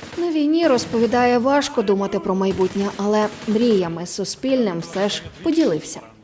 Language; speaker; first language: Ukrainian; native; Ukrainian